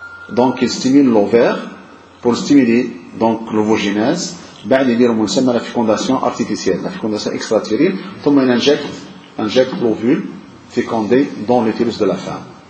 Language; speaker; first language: French; non-native, local second language; Arabic